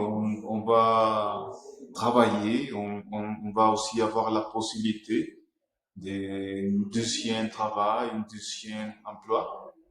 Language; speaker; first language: French; non-native, fluent; Spanish